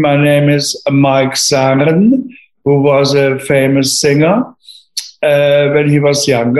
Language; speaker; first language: English; non-native, fluent; German